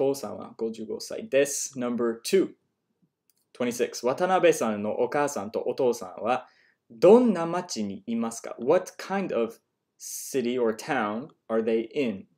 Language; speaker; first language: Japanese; non-native, learner; English